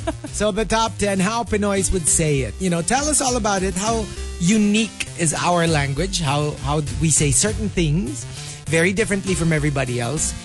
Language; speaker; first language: English; non-native, local second language; Filipino